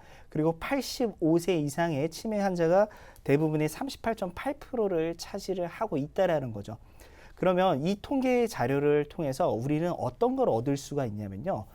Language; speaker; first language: Korean; native; Korean